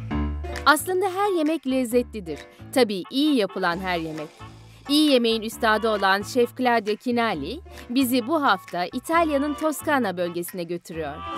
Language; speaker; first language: Turkish; native; Turkish